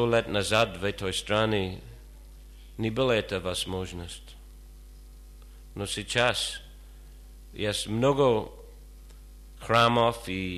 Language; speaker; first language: Russian; non-native, fluent; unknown